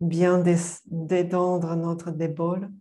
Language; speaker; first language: French; non-native, fluent; Chinese